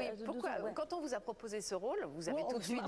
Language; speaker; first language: French; native; French